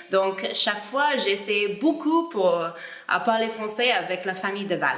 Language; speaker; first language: French; non-native, learner; English